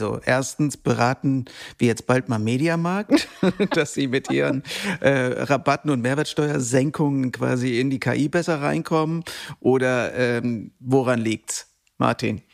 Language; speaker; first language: German; native; German